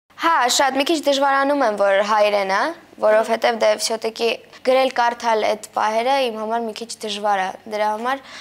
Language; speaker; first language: Armenian; early bilingual, heritage; Armenian